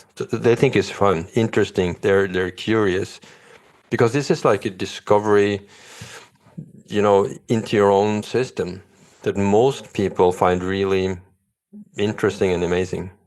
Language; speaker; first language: English; non-native, fluent; Norwegian